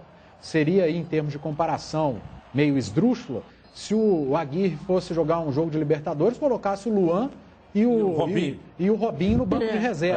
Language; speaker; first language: Portuguese; native; Portuguese